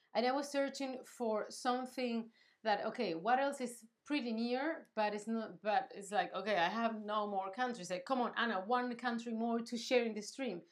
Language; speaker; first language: English; non-native, fluent; Spanish